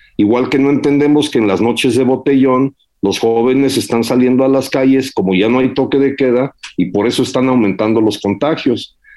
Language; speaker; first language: Spanish; early bilingual, heritage; Spanish